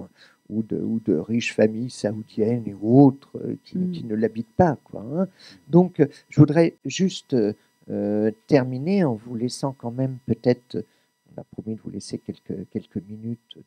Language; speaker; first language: French; native; French